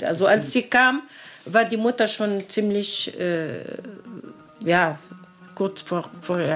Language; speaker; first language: German; non-native, learner; Arabic